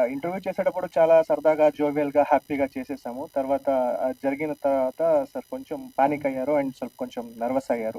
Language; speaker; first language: Telugu; native; Telugu